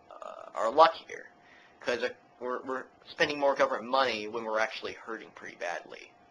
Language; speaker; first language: English; native; English